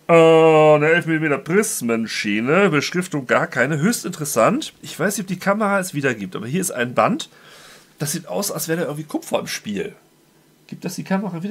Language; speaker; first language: German; native; German